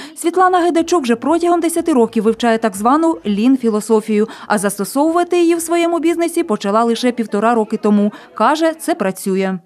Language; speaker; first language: Ukrainian; native; Ukrainian